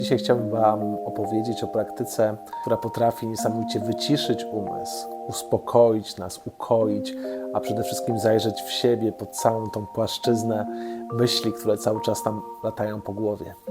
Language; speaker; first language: Polish; native; Polish